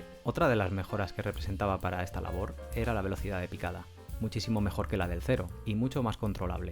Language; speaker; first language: Spanish; native; Spanish